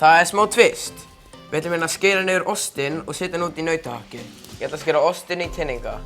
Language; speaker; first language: Icelandic; native; Icelandic